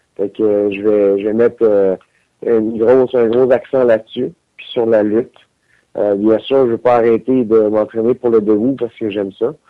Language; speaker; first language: French; native; French